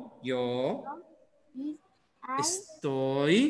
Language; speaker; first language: Spanish; native; Spanish